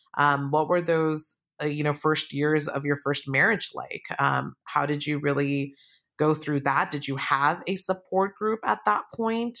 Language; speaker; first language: English; native; English